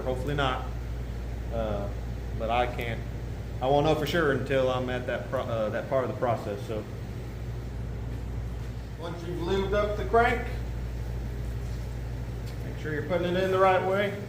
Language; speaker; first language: English; native; English